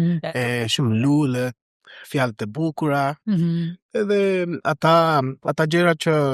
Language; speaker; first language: Albanian; non-native, learner; Spanish